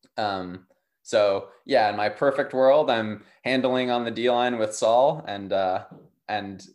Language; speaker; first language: English; native; English